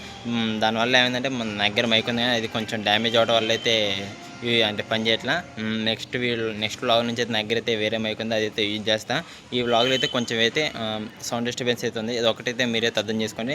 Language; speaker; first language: Telugu; native; Telugu